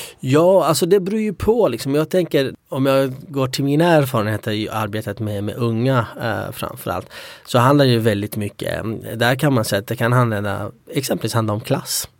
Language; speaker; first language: Swedish; early bilingual, other home language; Kurdish